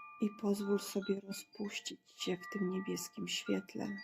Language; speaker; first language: Polish; native; Polish